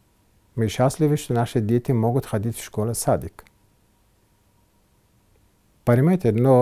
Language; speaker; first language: Russian; non-native, fluent; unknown